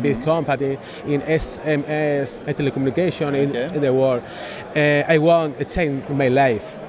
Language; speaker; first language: English; non-native, learner; Spanish